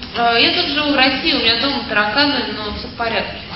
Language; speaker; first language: Russian; native; Russian